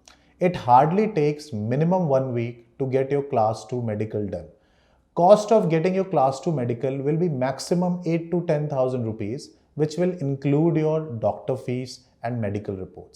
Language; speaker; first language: English; non-native, local second language; Hindi